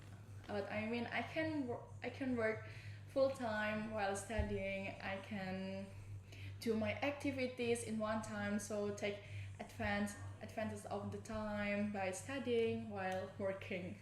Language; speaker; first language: English; non-native, learner; Indonesian